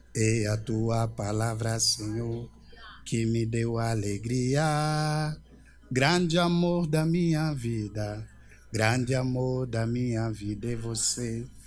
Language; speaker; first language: Portuguese; native; Portuguese